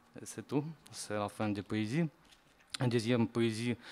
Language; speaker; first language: French; non-native, fluent; Russian